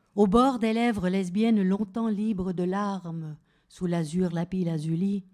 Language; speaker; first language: French; native; French